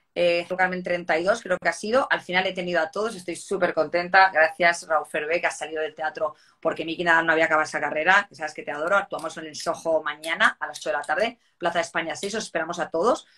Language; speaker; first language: Spanish; native; Spanish